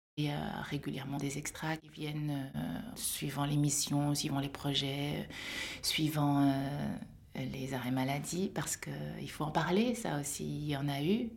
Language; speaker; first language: French; native; French